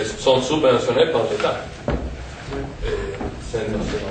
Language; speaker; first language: French; non-native, fluent; Spanish